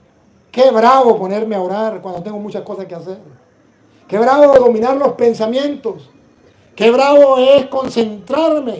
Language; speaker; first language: Spanish; native; Spanish